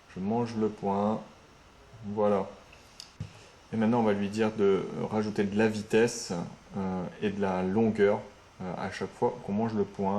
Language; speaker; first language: French; native; French